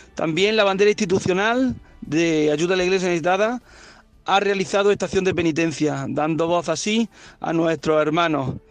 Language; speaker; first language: Spanish; native; Spanish